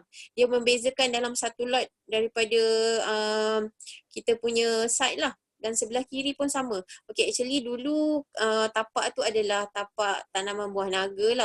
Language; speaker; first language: Malay; native; Malay